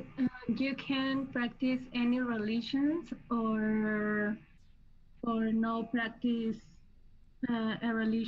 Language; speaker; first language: English; non-native, learner; Spanish